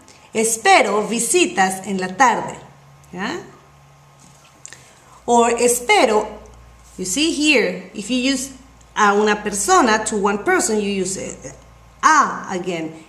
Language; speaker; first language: Spanish; non-native, fluent; English